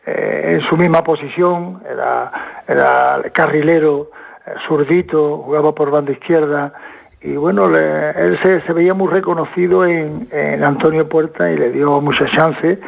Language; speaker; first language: Spanish; native; Spanish